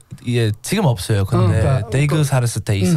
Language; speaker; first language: Korean; non-native, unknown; English